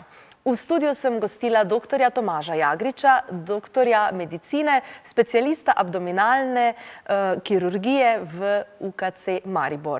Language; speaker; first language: Slovenian; native; Slovenian